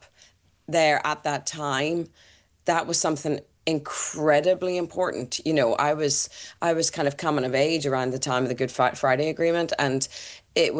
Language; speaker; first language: English; native; English